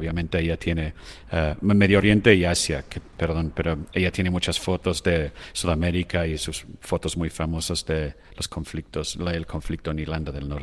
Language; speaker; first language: Spanish; non-native, fluent; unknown